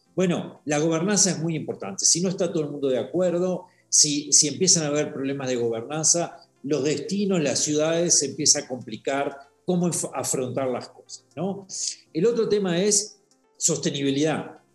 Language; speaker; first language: Spanish; native; Spanish